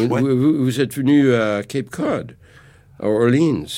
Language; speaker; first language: French; non-native, fluent; English